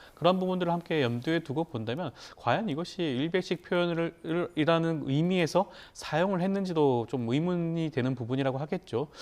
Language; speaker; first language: Korean; native; Korean